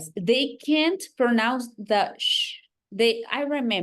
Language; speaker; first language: English; non-native, fluent; Spanish